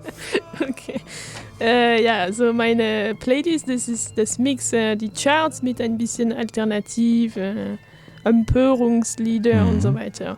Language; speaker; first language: German; non-native, fluent; French